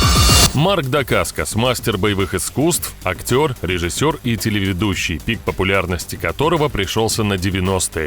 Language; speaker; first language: Russian; native; Russian